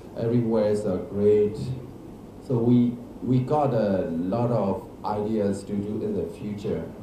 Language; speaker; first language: English; non-native, learner; Burmese